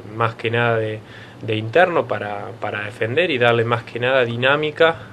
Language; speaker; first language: Spanish; native; Spanish